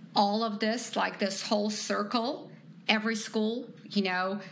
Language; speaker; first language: English; non-native, fluent; Ukrainian